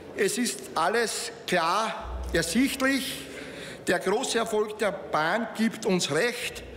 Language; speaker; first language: German; native; German